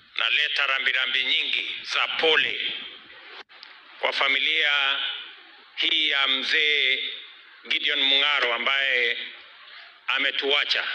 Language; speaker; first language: Swahili; non-native, local second language; Kalenjin